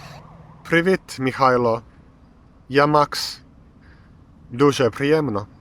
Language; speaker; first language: Ukrainian; non-native, learner; Finnish